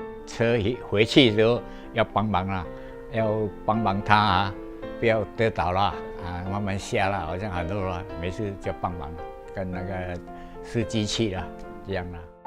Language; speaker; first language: Chinese; native; Chinese